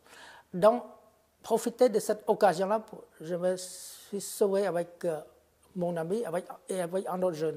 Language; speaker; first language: French; non-native, fluent; Khmer